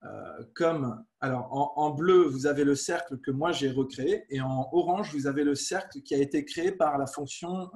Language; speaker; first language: French; native; French